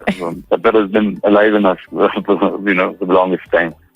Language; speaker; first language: English; non-native, local second language; Malayalam